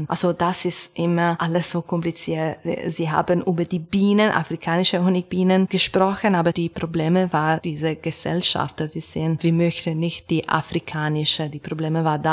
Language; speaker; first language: German; non-native, learner; Italian